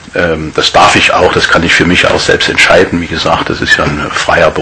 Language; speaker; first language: German; native; German